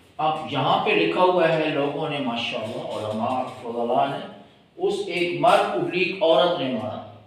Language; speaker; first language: Urdu; native; Urdu